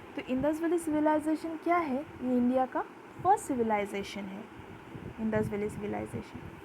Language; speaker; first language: Hindi; non-native, local second language; Bangla